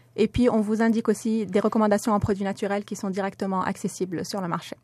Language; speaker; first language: French; non-native, local second language; Arabic